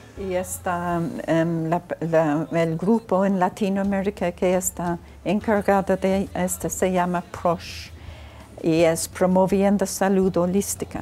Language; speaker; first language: Spanish; non-native, fluent; English